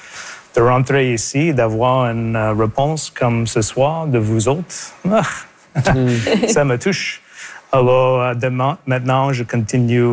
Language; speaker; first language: French; non-native, local second language; English